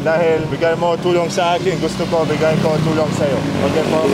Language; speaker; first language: Filipino; non-native, learner; Arabic